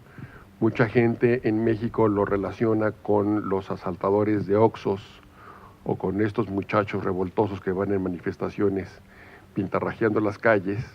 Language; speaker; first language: Spanish; native; Spanish